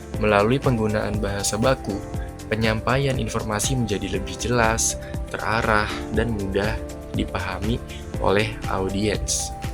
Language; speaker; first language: Indonesian; native; Indonesian